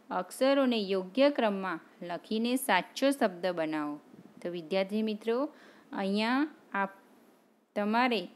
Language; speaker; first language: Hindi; non-native, local second language; Gujarati